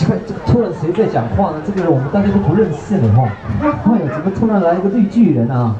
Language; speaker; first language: Chinese; native; Chinese